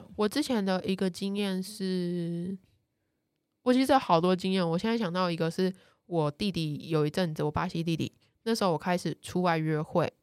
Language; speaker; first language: Chinese; native; Chinese